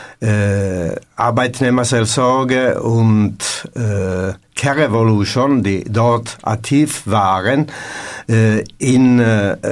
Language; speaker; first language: German; non-native, learner; Italian